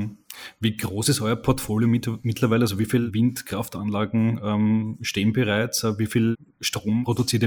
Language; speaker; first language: German; native; German